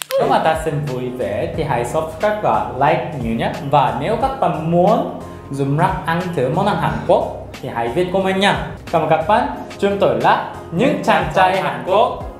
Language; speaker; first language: Vietnamese; non-native, fluent; Korean